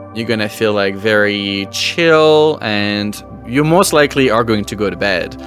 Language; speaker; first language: English; non-native, fluent; French